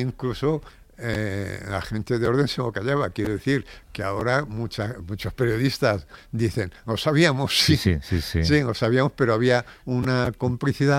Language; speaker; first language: Spanish; native; Spanish